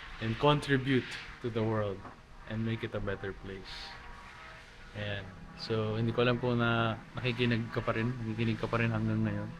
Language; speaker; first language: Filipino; non-native, local second language; Chavacano